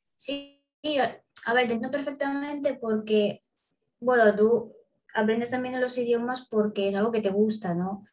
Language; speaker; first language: Spanish; early bilingual, other home language; Russian